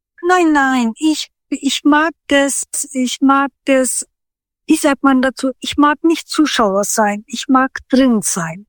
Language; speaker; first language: German; non-native, fluent; Turkish